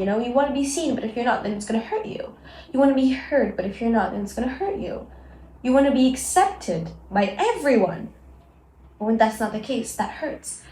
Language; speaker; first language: English; non-native, local second language; Arabic